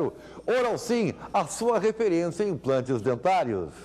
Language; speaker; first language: Portuguese; native; Portuguese